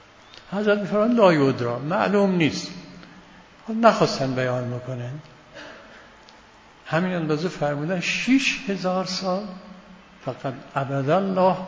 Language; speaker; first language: Persian; native; Persian